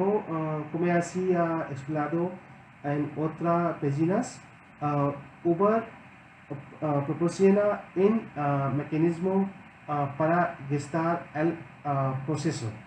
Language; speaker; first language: Spanish; non-native, learner; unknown